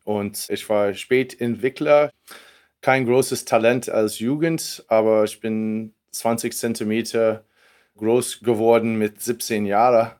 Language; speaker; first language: German; non-native, fluent; English